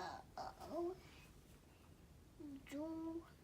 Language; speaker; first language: Chinese; early bilingual, heritage; Chinese